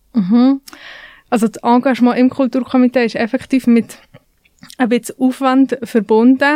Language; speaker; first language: German; native; German